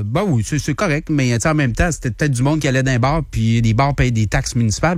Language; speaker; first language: French; native; French